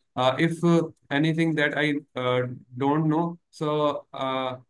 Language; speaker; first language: English; non-native, local second language; Hindi